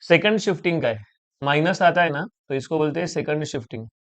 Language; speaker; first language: Hindi; non-native, local second language; Marathi